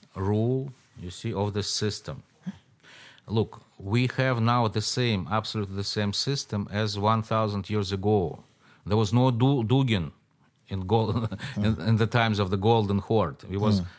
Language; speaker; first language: English; non-native, fluent; Russian